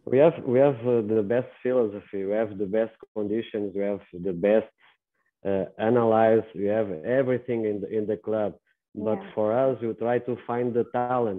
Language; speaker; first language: English; non-native, learner; Portuguese